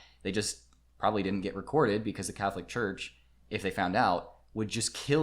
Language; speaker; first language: English; native; English